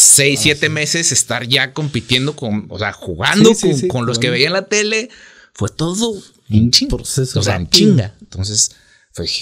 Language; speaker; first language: Spanish; native; Spanish